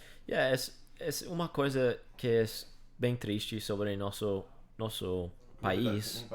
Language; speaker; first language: Portuguese; non-native, fluent; English